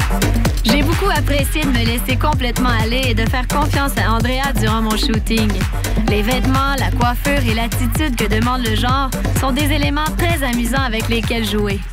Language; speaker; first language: French; native; French